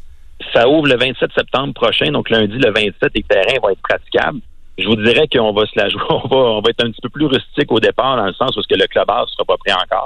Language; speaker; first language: French; native; French